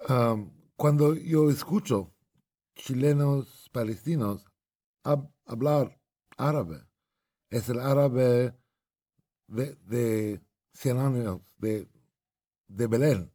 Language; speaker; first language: Spanish; non-native, fluent; Arabic